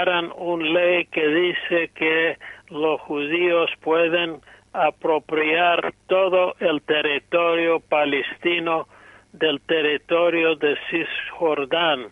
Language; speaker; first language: Spanish; non-native, fluent; English